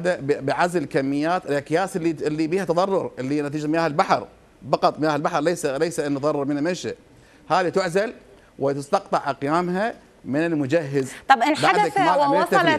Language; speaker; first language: Arabic; native; Arabic